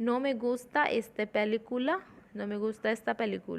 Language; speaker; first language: Spanish; non-native, learner; Hindi